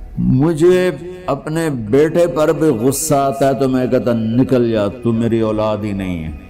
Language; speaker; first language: Urdu; non-native, local second language; Punjabi